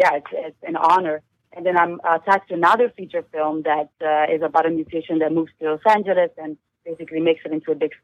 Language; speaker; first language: English; non-native, fluent; Italian